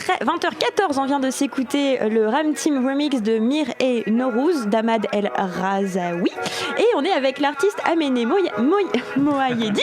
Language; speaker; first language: French; native; French